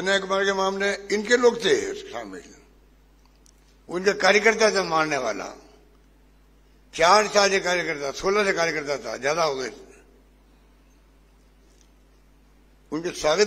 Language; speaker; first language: Hindi; native; Hindi